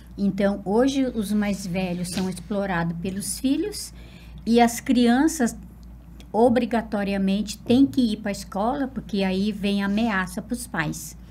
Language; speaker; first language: Portuguese; non-native, local second language; Guarani